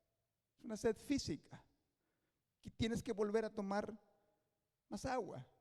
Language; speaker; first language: Spanish; native; Spanish